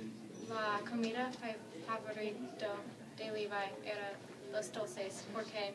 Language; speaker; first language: Spanish; non-native, learner; English